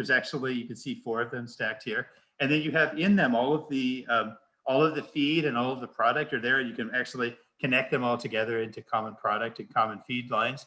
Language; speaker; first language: English; native; English